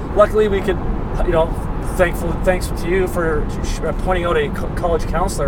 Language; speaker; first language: English; native; English